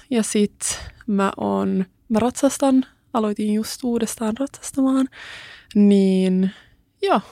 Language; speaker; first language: Finnish; early bilingual, other home language; Swedish